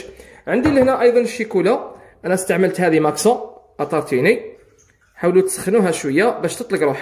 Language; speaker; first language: Arabic; native; Arabic